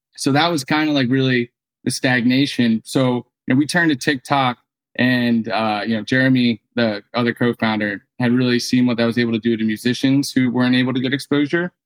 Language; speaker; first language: English; native; English